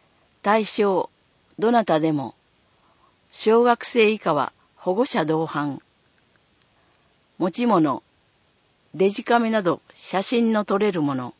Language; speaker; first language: Japanese; native; Japanese